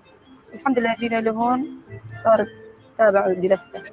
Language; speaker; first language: Arabic; native; Arabic